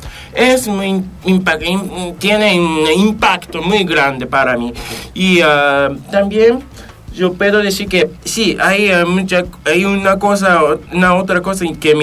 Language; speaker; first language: Spanish; non-native, fluent; Japanese